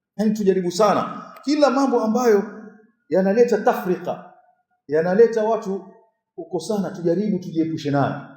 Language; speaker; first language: Swahili; native; Swahili